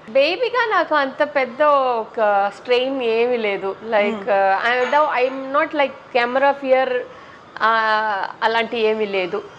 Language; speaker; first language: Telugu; non-native, local second language; Tamil